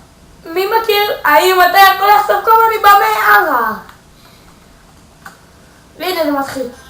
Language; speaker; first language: Hebrew; native; Hebrew